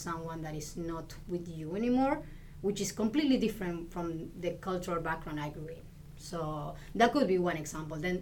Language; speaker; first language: English; non-native, fluent; Spanish